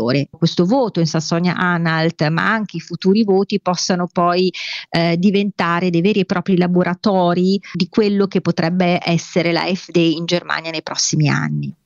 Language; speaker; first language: Italian; native; Italian